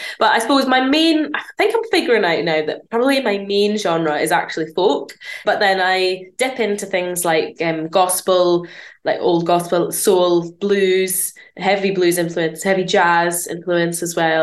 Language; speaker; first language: English; native; English